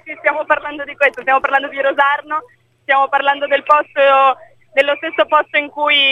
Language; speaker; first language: Italian; native; Italian